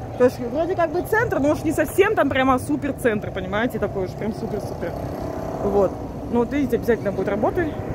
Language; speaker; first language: Russian; native; Russian